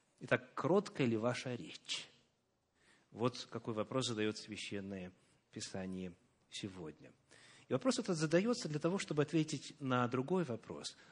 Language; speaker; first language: Russian; native; Russian